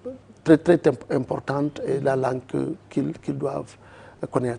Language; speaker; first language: French; non-native, learner; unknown